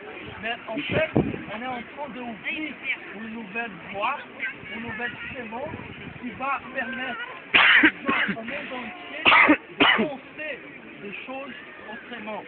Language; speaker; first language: French; non-native, fluent; Portuguese